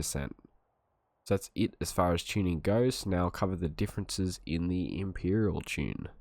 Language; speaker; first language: English; native; English